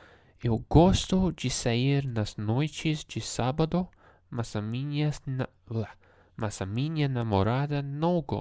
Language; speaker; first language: Portuguese; non-native, learner; English